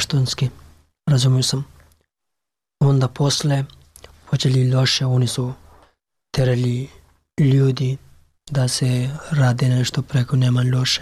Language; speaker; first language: Serbian; non-native, learner; Pashto